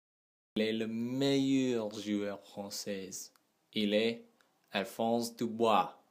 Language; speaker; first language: French; non-native, learner; English